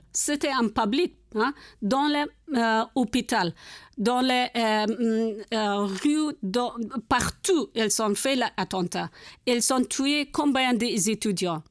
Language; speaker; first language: French; non-native, learner; Persian